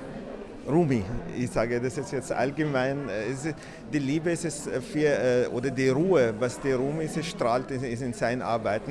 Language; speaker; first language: German; non-native, fluent; Arabic